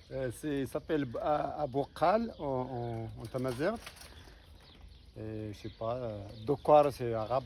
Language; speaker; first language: French; non-native, local second language; Berber languages